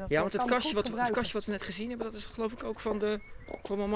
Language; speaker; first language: Dutch; native; Dutch